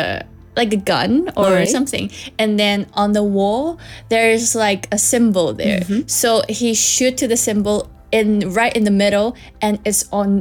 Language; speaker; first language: English; non-native, local second language; Cantonese